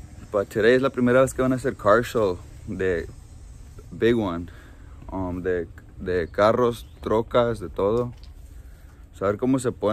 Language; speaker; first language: Spanish; early bilingual, heritage; Spanish